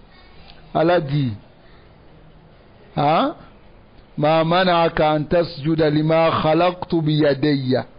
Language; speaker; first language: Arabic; non-native, fluent; Dyula